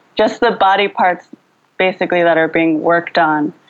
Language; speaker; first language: English; early bilingual, other home language; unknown